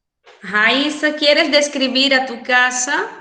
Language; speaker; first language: Spanish; non-native, fluent; Portuguese